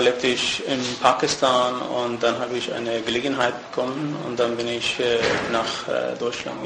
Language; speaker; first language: German; non-native, fluent; Persian